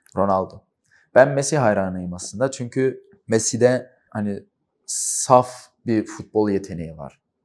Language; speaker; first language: Turkish; early bilingual, heritage; Turkish